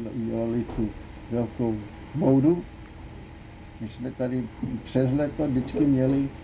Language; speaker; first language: Czech; early bilingual, heritage; Czech